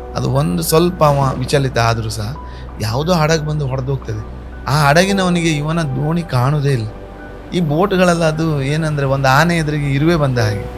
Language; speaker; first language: Kannada; native; Kannada